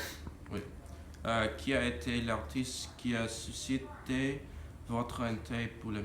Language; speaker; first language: French; non-native, learner; English